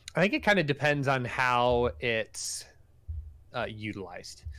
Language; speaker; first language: English; native; English